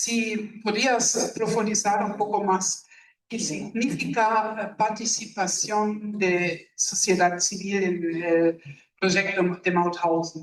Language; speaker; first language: Spanish; non-native, learner; German